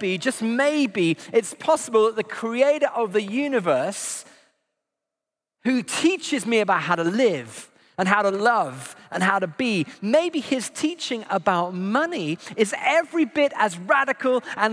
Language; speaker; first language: English; native; English